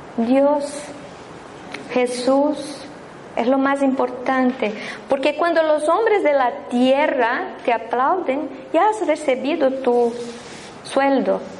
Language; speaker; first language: Spanish; non-native, fluent; Portuguese